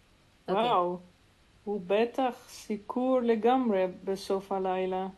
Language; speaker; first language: Hebrew; non-native, learner; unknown